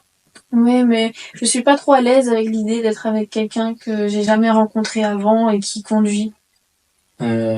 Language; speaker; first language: French; native; French